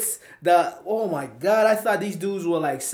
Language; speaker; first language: English; non-native, local second language; Ganda